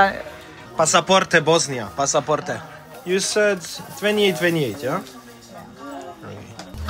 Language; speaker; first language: English; non-native, fluent; Bosnian